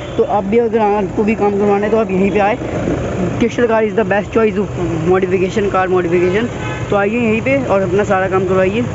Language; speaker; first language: Hindi; native; Hindi